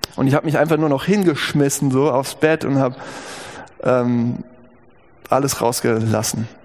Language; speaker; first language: German; native; German